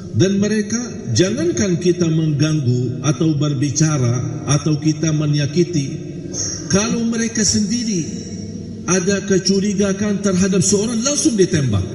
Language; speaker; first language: Malay; non-native, fluent; Arabic